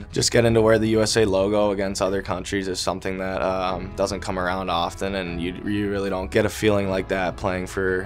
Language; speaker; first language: English; native; English